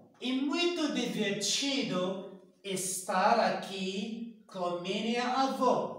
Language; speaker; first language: Portuguese; non-native, learner; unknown